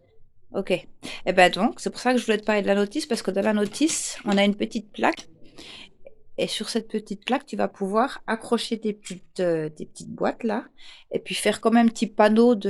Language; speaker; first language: French; native; French